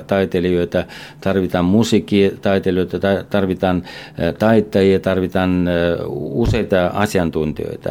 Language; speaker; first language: Finnish; non-native, fluent; Russian